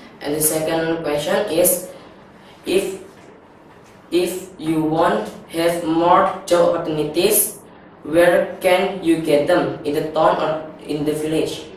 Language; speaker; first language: English; non-native, learner; Indonesian